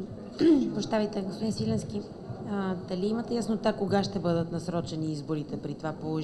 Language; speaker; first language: Bulgarian; native; Bulgarian